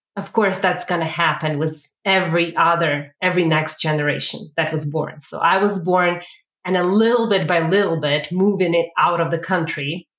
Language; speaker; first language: English; non-native, fluent; Ukrainian